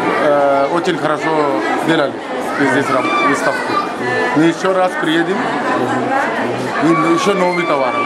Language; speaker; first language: Russian; non-native, learner; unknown